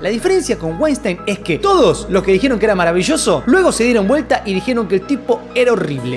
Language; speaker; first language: Spanish; native; Spanish